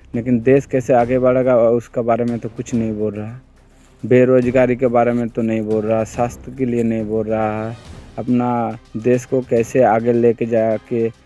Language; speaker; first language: Hindi; non-native, local second language; Bangla